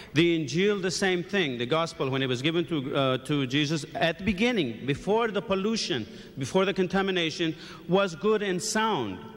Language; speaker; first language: English; native; English